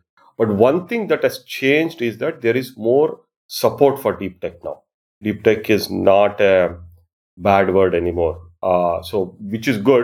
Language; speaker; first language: English; non-native, local second language; Kannada